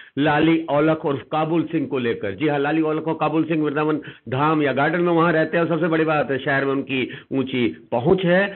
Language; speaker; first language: Hindi; non-native, local second language; Punjabi